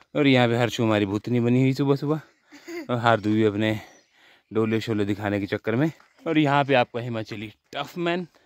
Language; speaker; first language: Hindi; native; Hindi